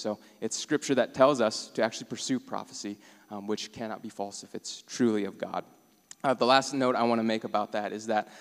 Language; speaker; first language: English; native; English